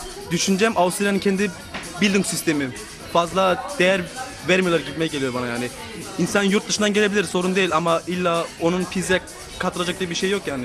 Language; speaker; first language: Turkish; early bilingual, heritage; Turkish